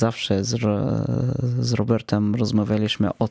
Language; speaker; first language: Polish; non-native, fluent; Arabic